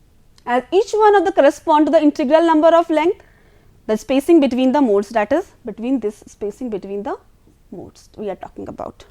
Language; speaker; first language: English; non-native, local second language; Hindi